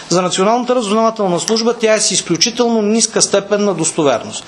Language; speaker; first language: Bulgarian; native; Bulgarian